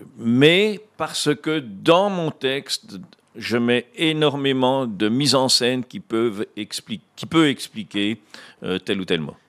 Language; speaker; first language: French; native; French